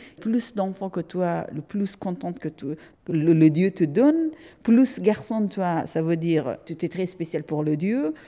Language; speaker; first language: French; non-native, fluent; Persian